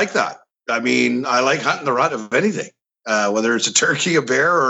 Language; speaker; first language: English; native; English